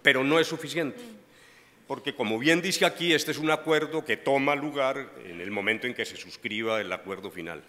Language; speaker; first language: Spanish; native; Spanish